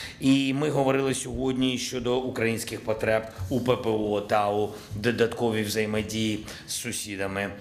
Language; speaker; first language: Ukrainian; non-native, local second language; Russian